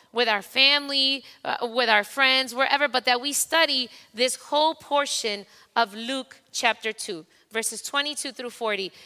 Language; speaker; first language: English; non-native, fluent; Spanish